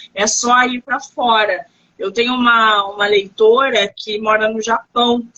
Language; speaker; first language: Portuguese; native; Portuguese